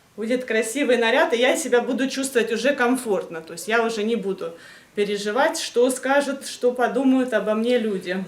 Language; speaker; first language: Russian; native; Russian